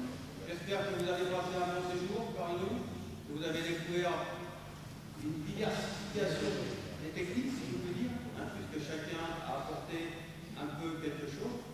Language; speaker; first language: French; native; French